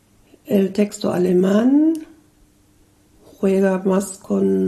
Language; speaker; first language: Spanish; early bilingual, other home language; German